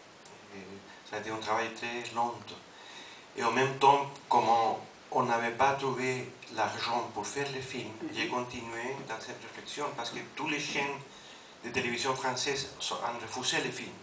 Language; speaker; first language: French; non-native, fluent; Spanish